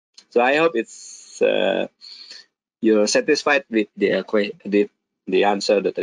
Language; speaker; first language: English; non-native, fluent; Indonesian